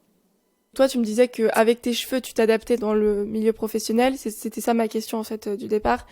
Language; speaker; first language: French; native; French